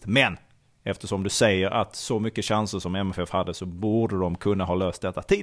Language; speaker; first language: Swedish; native; Swedish